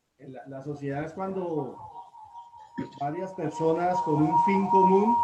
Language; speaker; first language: Spanish; native; Spanish